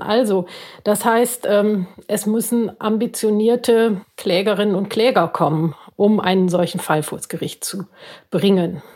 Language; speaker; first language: German; native; German